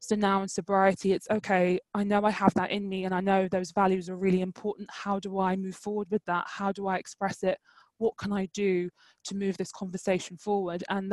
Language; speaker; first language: English; native; English